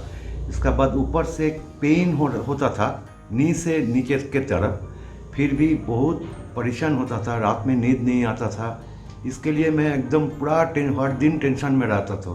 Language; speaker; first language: Hindi; non-native, local second language; Bangla